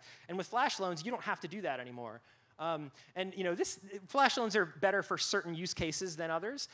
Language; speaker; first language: English; native; English